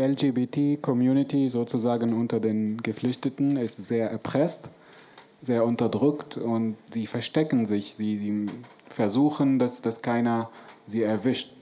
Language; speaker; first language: German; non-native, fluent; Arabic